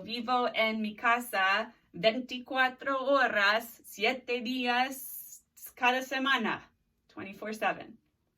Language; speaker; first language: Spanish; non-native, fluent; English